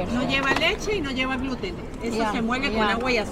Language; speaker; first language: Spanish; native; Spanish